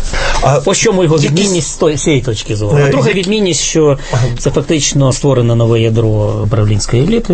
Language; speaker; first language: Ukrainian; native; Ukrainian